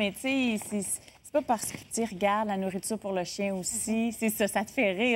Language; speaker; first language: French; native; French